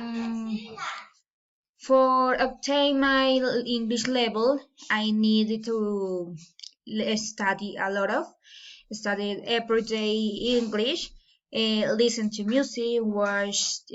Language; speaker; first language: English; non-native, learner; Spanish